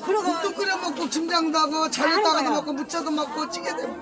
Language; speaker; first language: Korean; native; Korean